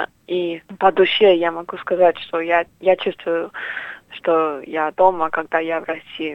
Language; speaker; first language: Russian; non-native, fluent; English